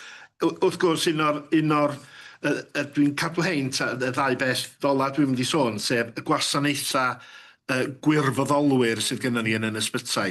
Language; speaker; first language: Welsh; native; Welsh